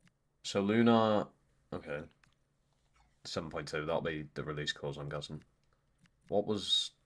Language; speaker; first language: English; native; English